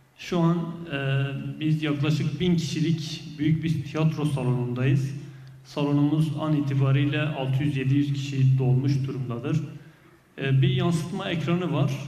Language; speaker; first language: Turkish; non-native, local second language; Kurdish